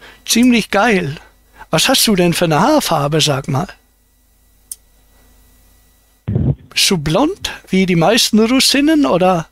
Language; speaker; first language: German; native; German